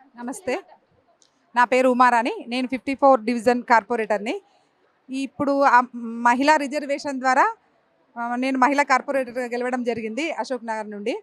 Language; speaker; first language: Telugu; native; Telugu